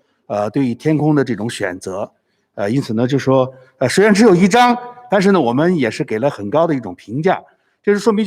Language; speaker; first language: Chinese; native; Chinese